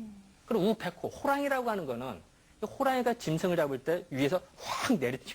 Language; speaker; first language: Korean; native; Korean